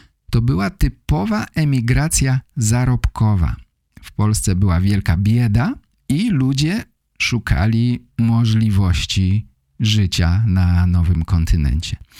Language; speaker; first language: Polish; native; Polish